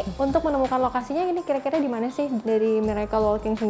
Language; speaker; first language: Indonesian; native; Indonesian